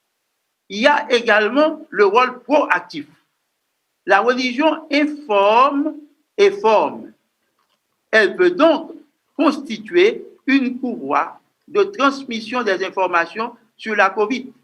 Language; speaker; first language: French; non-native, local second language; Haitian Creole